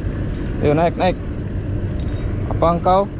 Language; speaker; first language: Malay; non-native, local second language; Javanese